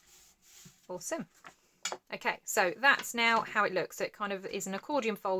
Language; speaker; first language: English; native; English